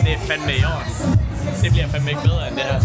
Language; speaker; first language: Danish; native; Danish